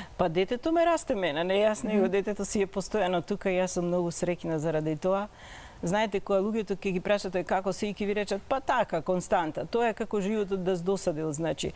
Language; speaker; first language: Macedonian; native; Macedonian